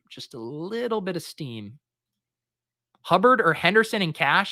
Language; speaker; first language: English; native; English